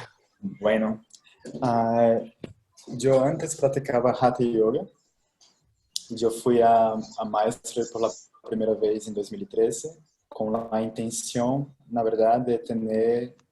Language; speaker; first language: Spanish; non-native, fluent; Portuguese